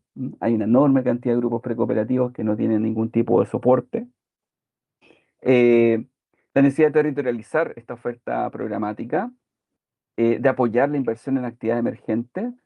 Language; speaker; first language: Spanish; native; Spanish